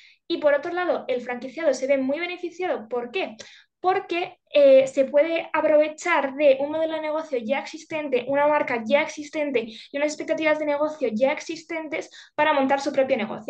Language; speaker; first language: Spanish; native; Spanish